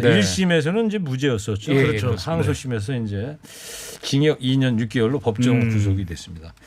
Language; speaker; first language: Korean; native; Korean